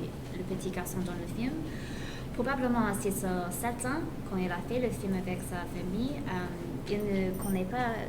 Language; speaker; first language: French; non-native, learner; English